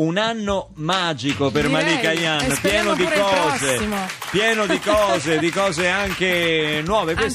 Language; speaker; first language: Italian; native; Italian